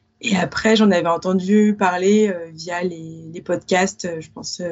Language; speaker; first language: French; native; French